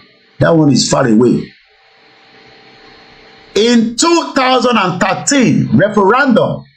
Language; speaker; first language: English; non-native, local second language; Yoruba